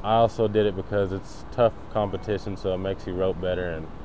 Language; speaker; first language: English; native; English